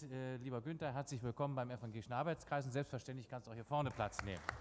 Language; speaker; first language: German; native; German